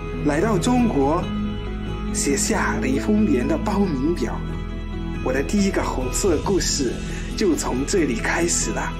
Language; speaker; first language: Chinese; non-native, fluent; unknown